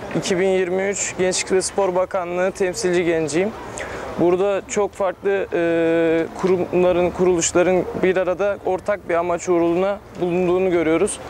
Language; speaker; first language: Turkish; native; Turkish